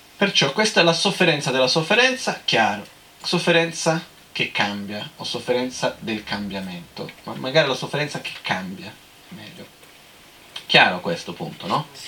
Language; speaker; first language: Italian; non-native, fluent; Portuguese